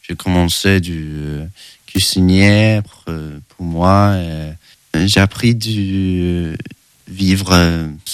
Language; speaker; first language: French; non-native, learner; Swedish